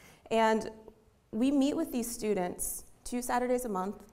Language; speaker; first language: English; native; English